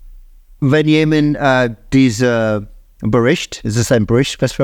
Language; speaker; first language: German; non-native, fluent; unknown